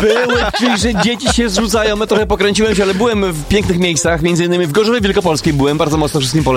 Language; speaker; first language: Polish; native; Polish